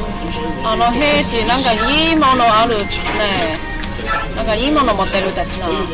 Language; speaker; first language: Japanese; non-native, learner; Cantonese